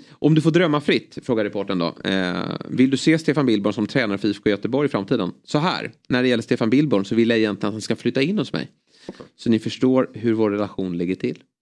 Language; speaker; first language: Swedish; native; Swedish